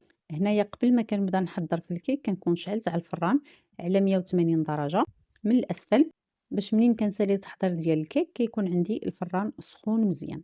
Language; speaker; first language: Arabic; native; Arabic